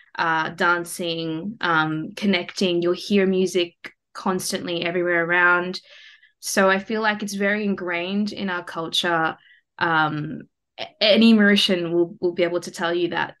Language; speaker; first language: English; early bilingual, other home language; Morisyen